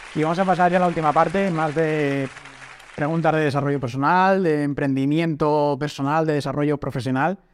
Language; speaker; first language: Spanish; native; Spanish